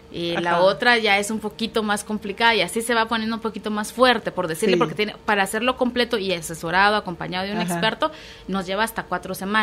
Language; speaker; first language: Spanish; native; Spanish